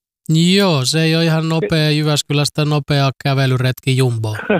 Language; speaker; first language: Finnish; native; Finnish